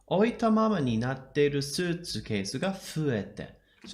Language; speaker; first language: Japanese; non-native, fluent; English